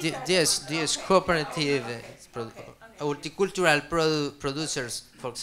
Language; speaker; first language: English; non-native, learner; Spanish